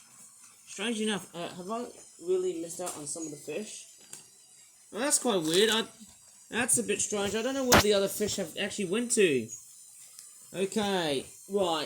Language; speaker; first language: English; native; English